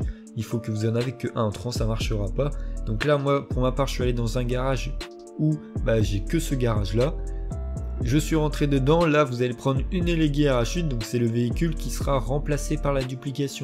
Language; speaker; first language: French; native; French